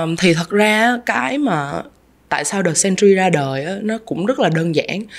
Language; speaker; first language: Vietnamese; native; Vietnamese